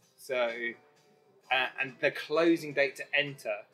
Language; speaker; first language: English; native; English